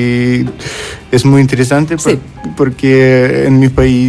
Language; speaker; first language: Spanish; non-native, learner; Russian